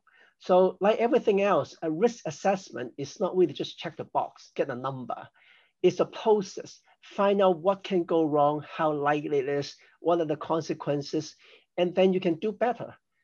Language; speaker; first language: English; non-native, local second language; Cantonese